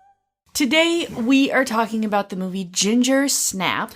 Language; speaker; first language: English; native; English